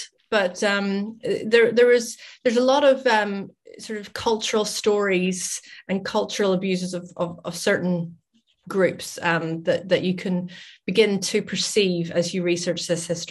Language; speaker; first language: English; native; English